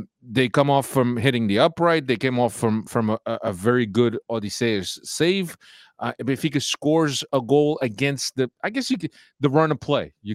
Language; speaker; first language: English; native; English